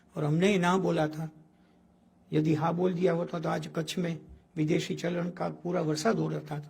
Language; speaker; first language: Hindi; non-native, local second language; Gujarati